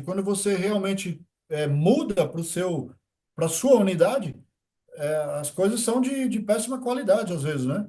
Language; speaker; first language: Portuguese; native; Portuguese